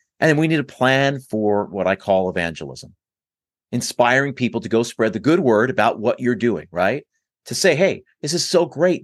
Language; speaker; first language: English; native; English